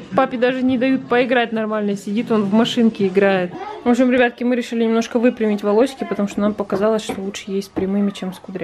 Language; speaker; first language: Russian; native; Russian